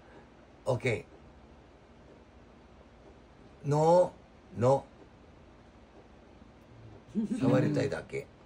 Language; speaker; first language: Japanese; non-native, learner; Filipino